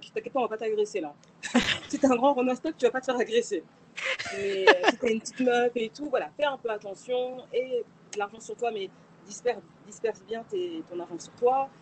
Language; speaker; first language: French; native; French